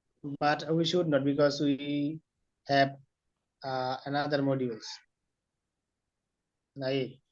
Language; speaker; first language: English; non-native, learner; Bangla